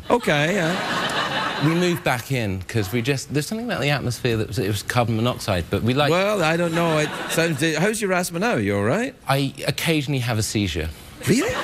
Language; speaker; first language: English; native; English